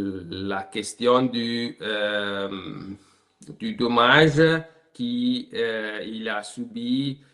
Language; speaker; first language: French; non-native, learner; Italian